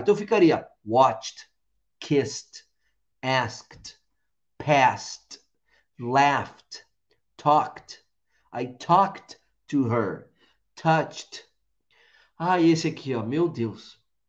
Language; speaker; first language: English; non-native, fluent; Portuguese